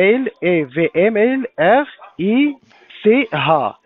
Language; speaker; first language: German; non-native, learner; Arabic